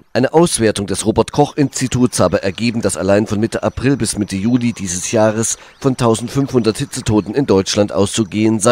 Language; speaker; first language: German; native; German